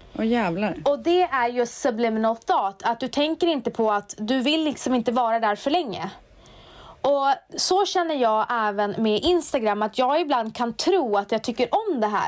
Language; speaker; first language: Swedish; native; Swedish